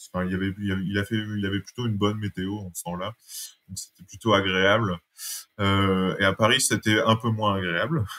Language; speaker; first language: French; native; French